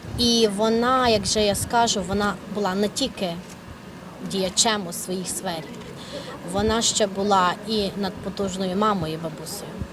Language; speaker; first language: Ukrainian; native; Ukrainian